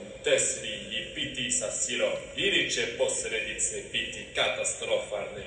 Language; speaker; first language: Serbian; non-native, fluent; French